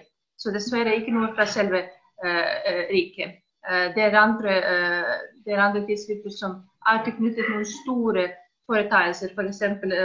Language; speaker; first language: Danish; non-native, fluent; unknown